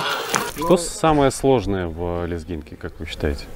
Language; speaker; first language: Russian; native; Russian